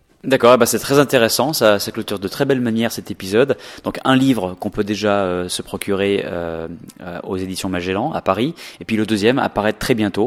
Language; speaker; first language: French; native; French